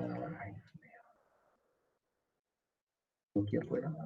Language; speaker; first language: Spanish; native; Spanish